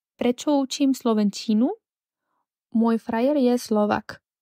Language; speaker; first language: Slovak; non-native, learner; Spanish